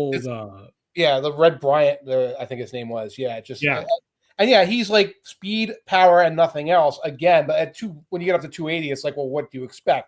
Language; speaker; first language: English; native; English